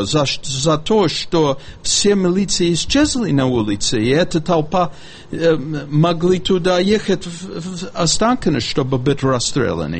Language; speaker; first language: Russian; non-native, fluent; English